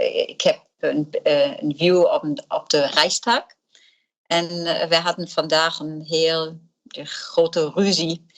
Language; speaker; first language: Dutch; early bilingual, heritage; German